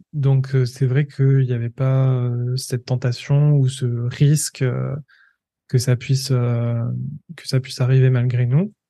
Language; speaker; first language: French; native; French